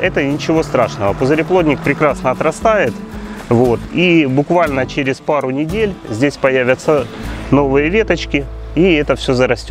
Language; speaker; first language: Russian; native; Russian